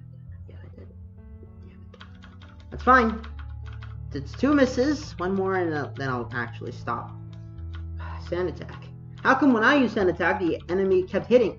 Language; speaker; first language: English; native; English